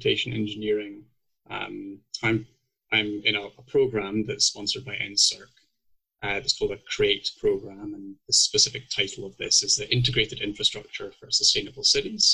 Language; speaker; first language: English; native; English